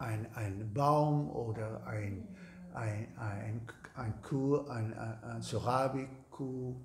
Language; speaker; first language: German; non-native, learner; Dutch